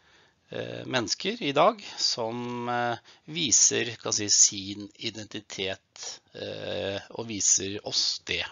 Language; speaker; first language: Norwegian; native; Norwegian